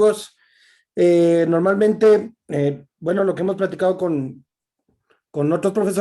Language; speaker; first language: Spanish; native; Spanish